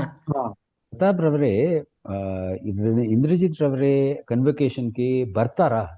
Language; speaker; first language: Kannada; non-native, learner; Tamil